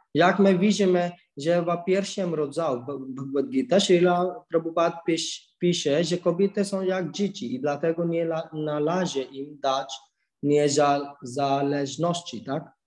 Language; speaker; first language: Polish; non-native, learner; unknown